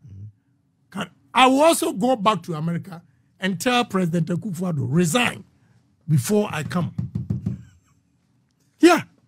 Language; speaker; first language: English; non-native, local second language; Akan